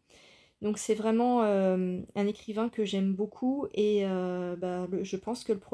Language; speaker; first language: French; native; French